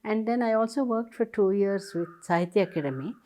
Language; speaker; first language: English; non-native, local second language; Tamil